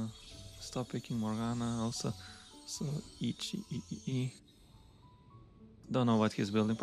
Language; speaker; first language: English; non-native, fluent; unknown